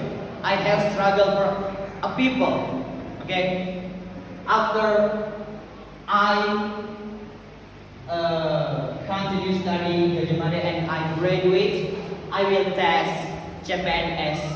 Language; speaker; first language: English; non-native, learner; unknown